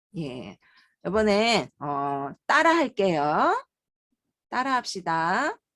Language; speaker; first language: Korean; native; Korean